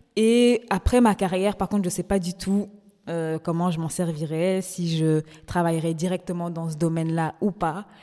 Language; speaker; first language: French; native; French